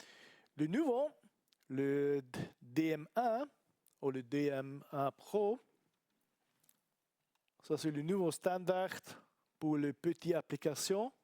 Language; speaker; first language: French; non-native, learner; Italian